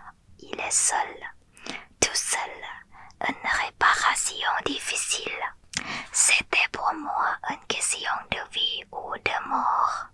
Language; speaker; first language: French; non-native, learner; Thai